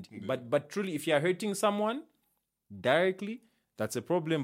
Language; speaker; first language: English; native; English